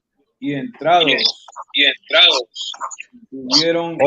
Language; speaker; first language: Spanish; non-native, learner; English